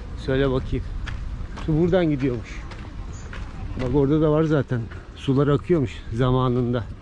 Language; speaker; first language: Turkish; native; Turkish